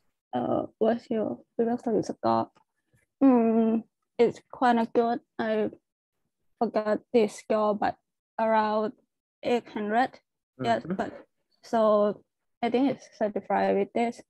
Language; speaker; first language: English; non-native, learner; Thai